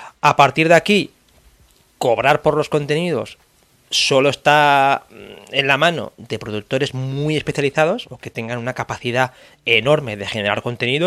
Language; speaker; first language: Spanish; native; Spanish